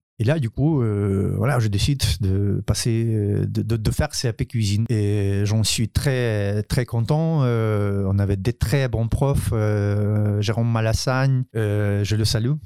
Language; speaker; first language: French; non-native, fluent; Ukrainian